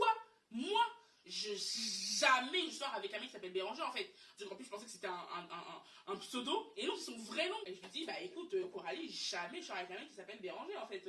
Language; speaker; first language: French; native; French